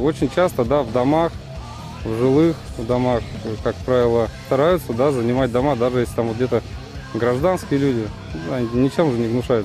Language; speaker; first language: Russian; native; Russian